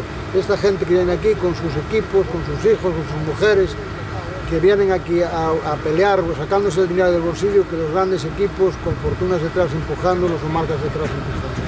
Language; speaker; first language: Spanish; native; Spanish